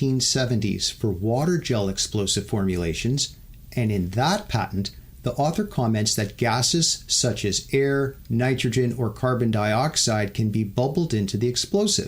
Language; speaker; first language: English; native; English